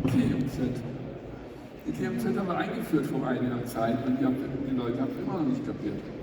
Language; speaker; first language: German; native; German